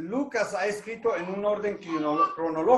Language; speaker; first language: Spanish; native; Spanish